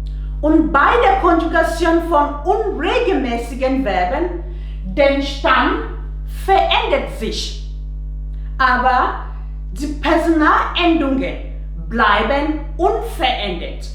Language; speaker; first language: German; non-native, fluent; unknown